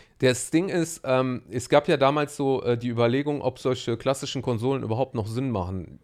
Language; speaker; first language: German; early bilingual, other home language; Arabic